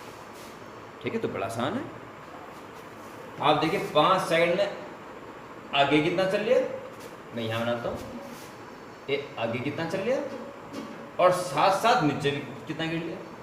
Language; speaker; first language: Hindi; native; Hindi